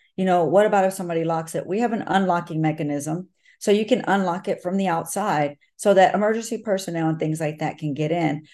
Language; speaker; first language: English; native; English